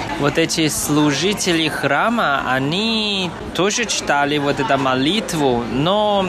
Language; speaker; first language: Russian; non-native, fluent; Chinese